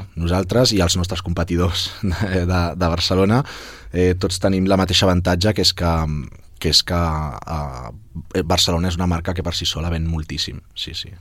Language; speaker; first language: Catalan; native; Catalan